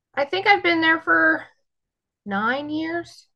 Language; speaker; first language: English; native; English